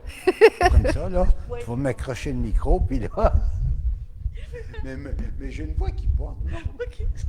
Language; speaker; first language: French; native; French